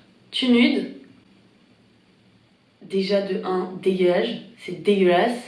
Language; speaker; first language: French; native; French